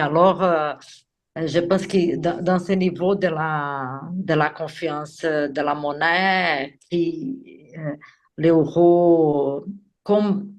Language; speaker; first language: French; non-native, fluent; Portuguese